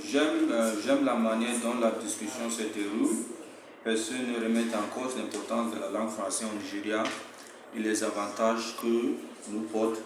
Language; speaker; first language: French; non-native, fluent; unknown